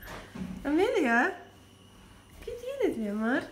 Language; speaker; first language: Spanish; non-native, learner; English